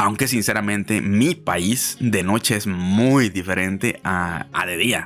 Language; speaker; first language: Spanish; native; Spanish